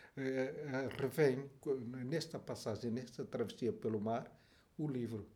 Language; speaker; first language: Portuguese; non-native, fluent; Tetum